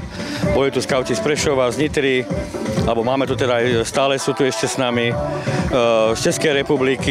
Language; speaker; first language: Slovak; native; Slovak